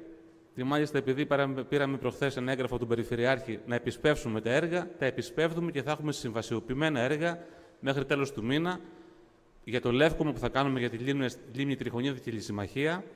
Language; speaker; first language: Greek; native; Greek